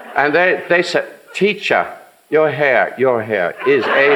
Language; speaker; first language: English; native; English